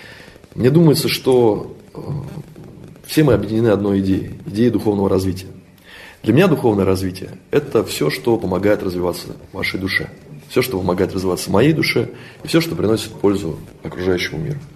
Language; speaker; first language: Russian; native; Russian